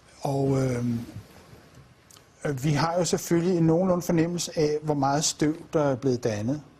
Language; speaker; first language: Danish; native; Danish